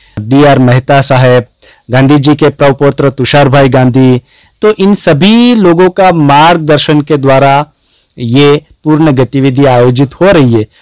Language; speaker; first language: Hindi; non-native, local second language; Gujarati